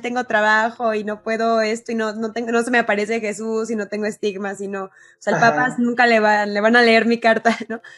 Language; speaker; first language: Spanish; native; Spanish